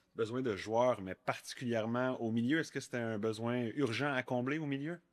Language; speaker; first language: French; native; French